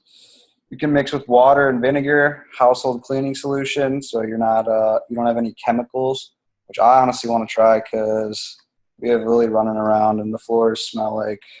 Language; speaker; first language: English; native; English